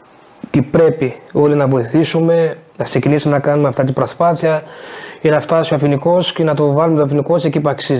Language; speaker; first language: Greek; non-native, fluent; Portuguese